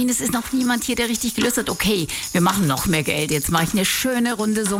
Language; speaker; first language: German; native; German